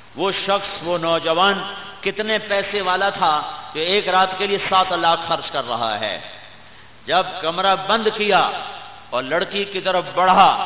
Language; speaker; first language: Urdu; non-native, local second language; Punjabi